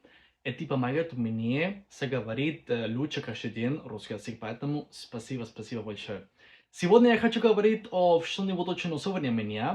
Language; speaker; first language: Russian; non-native, learner; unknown